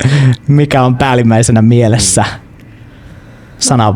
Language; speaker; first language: Finnish; native; Finnish